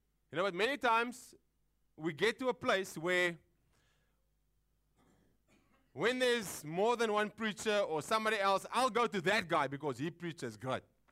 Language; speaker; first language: English; non-native, local second language; Afrikaans